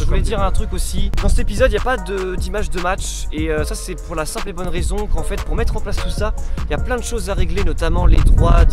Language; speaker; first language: French; native; French